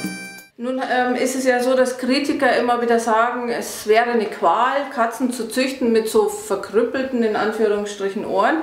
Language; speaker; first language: German; native; German